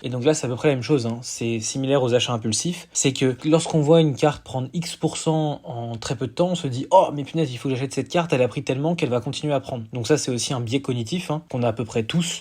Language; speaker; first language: French; native; French